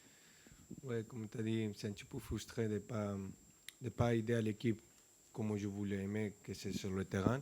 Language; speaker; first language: French; non-native, fluent; Spanish